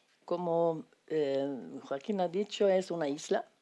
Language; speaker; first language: Spanish; non-native, fluent; Swedish